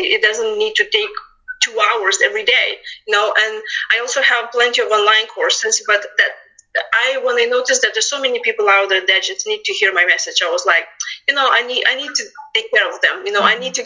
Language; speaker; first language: English; non-native, fluent; Lithuanian